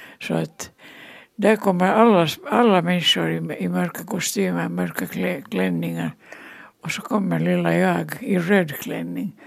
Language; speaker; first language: Swedish; native; Swedish